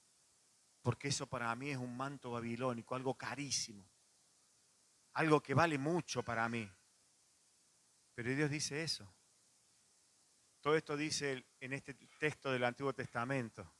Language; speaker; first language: Spanish; native; Spanish